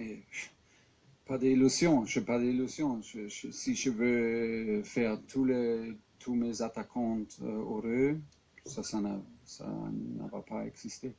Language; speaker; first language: French; non-native, fluent; German